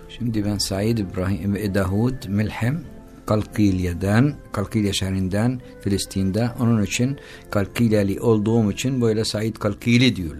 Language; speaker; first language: Turkish; non-native, learner; Arabic